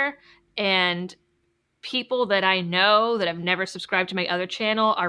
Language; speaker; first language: English; native; English